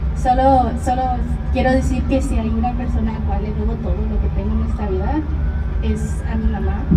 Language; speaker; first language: Spanish; early bilingual, heritage; Spanish